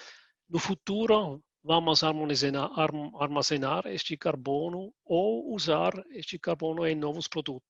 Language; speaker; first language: Portuguese; non-native, fluent; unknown